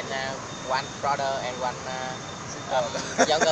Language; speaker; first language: English; non-native, learner; Vietnamese